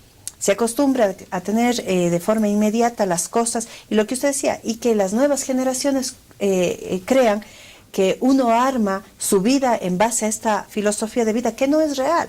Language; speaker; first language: Spanish; native; Spanish